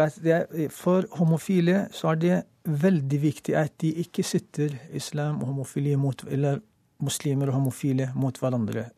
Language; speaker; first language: Norwegian; non-native, fluent; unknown